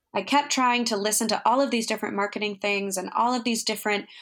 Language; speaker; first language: English; native; English